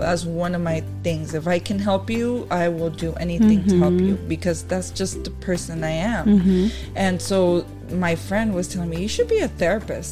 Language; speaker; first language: English; early bilingual, other home language; Spanish